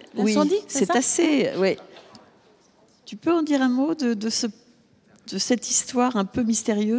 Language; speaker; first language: French; native; French